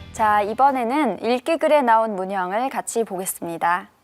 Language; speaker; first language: Korean; native; Korean